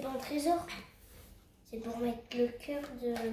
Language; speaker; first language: French; native; French